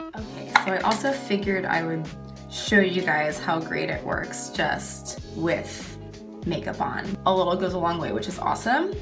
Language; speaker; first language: English; native; English